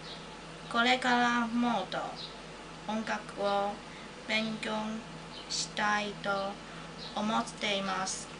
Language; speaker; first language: Japanese; non-native, learner; Chinese